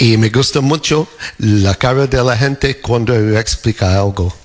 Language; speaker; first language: Spanish; non-native, learner; English